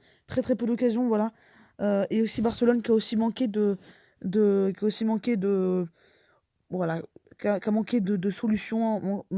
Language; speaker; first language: French; native; French